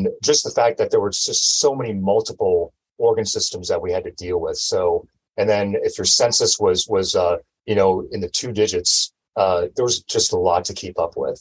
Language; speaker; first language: English; native; English